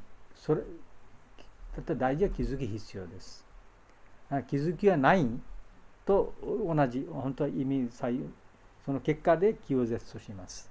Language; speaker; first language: Japanese; non-native, fluent; Bangla